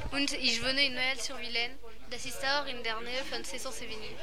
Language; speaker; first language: German; non-native, learner; French